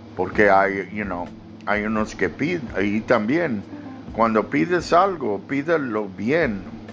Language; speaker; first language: Spanish; early bilingual, other home language; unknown